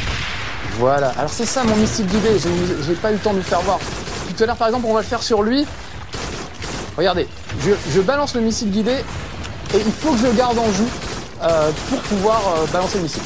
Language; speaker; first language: French; native; French